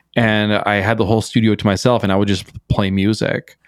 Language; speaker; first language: English; native; English